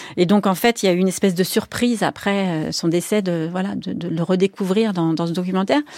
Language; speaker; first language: French; native; French